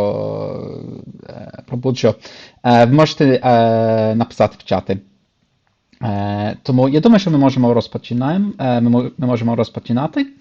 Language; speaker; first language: Ukrainian; non-native, fluent; English